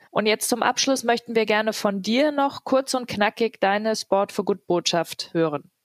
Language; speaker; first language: German; native; German